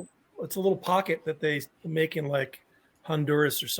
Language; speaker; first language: English; native; English